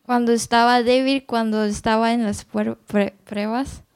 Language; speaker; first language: Spanish; non-native, learner; Japanese